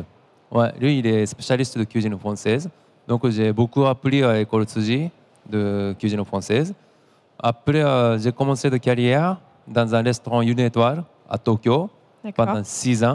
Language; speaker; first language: French; non-native, learner; Japanese